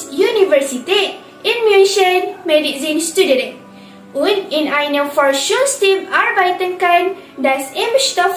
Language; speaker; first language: German; non-native, learner; Malay